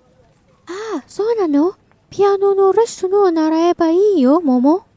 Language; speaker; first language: Japanese; non-native, learner; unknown